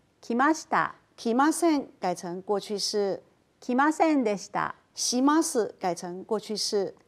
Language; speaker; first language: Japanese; non-native, fluent; Chinese